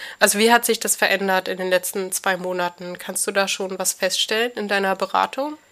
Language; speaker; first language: German; native; German